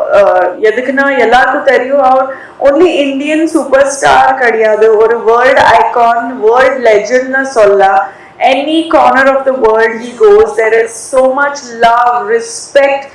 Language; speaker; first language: Tamil; non-native, learner; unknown